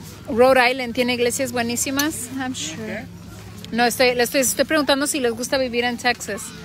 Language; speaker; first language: Spanish; early bilingual, heritage; Spanish